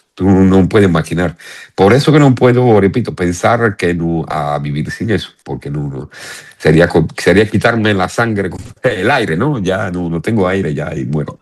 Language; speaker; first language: Spanish; non-native, fluent; Italian